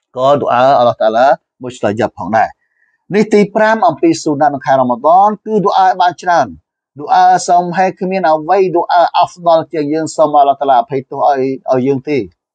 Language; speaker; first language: Khmer; non-native, local second language; Western Cham